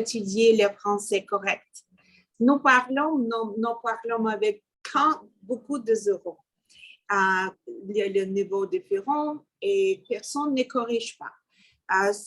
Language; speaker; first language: French; non-native, learner; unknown